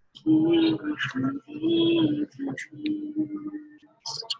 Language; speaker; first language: English; non-native, fluent; Vietnamese